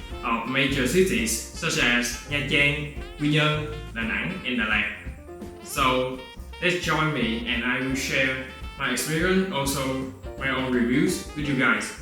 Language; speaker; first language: English; non-native, fluent; Vietnamese